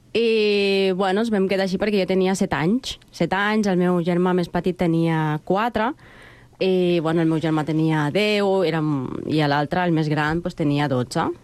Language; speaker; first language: Catalan; non-native, fluent; Spanish